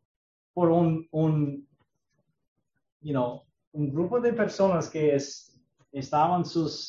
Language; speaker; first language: Spanish; non-native, learner; English